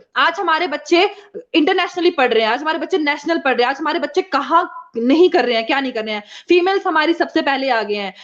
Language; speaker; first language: Hindi; non-native, local second language; Kashmiri